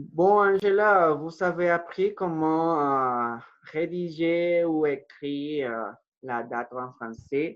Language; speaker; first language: French; non-native, fluent; Spanish